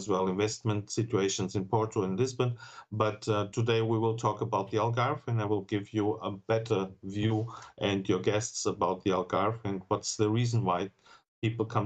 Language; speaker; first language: English; non-native, fluent; German